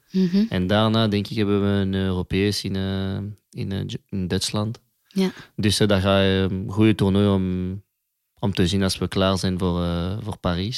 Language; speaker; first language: Dutch; non-native, local second language; French